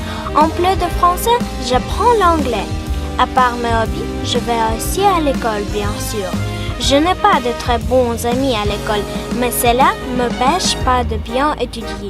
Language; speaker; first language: French; non-native, learner; Ukrainian